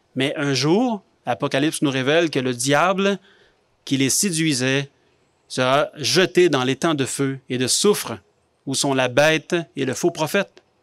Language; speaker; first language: French; native; French